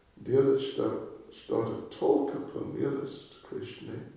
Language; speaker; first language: Russian; non-native, learner; English